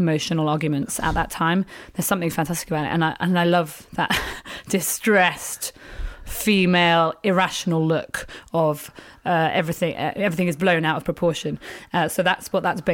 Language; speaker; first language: English; native; English